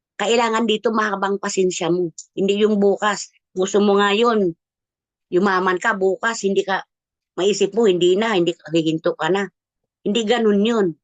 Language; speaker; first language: Filipino; non-native, local second language; Cebuano